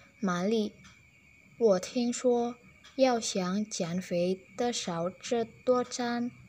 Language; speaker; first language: Chinese; non-native, learner; Indonesian